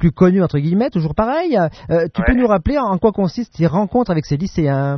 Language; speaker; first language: French; native; French